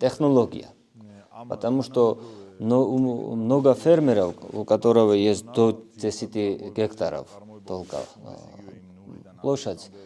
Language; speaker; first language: Russian; non-native, fluent; Georgian